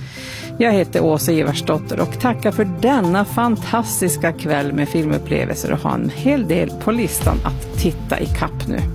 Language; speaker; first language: Swedish; native; Swedish